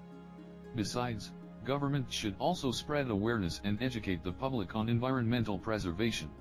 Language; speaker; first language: English; non-native, learner; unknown